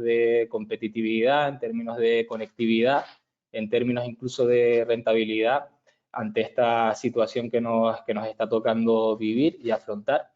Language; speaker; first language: Spanish; native; Spanish